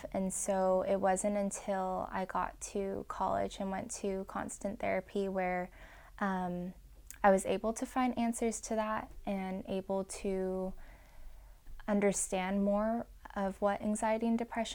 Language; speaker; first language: English; native; English